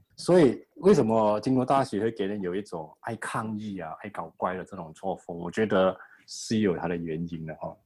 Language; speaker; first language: Chinese; native; Chinese